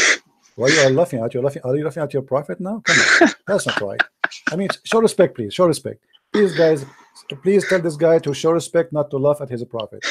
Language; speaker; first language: English; non-native, fluent; Arabic